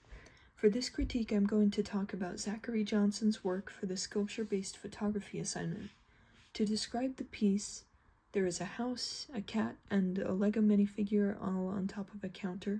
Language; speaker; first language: English; native; English